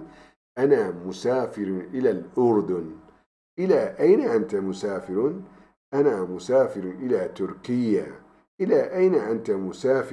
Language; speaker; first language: Arabic; non-native, fluent; Turkish